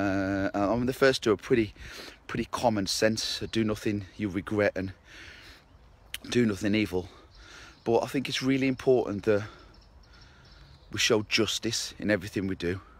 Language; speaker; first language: English; native; English